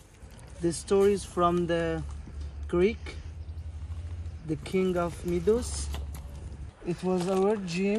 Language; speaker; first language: English; non-native, fluent; Persian